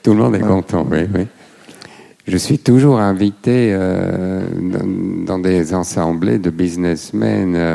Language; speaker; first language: French; non-native, fluent; German